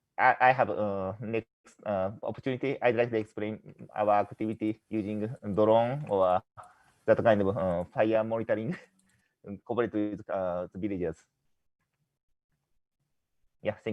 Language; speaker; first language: English; non-native, learner; Japanese